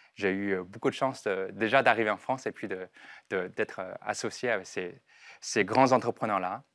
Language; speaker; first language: French; non-native, fluent; Chinese